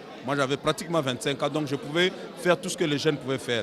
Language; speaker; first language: French; non-native, local second language; Lingala